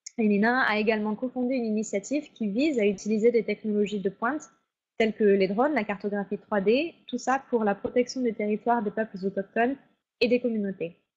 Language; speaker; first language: French; native; French